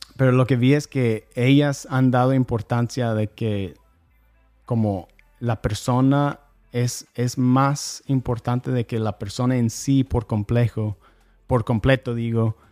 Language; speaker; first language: Spanish; non-native, fluent; English